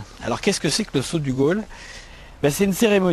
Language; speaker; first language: French; native; French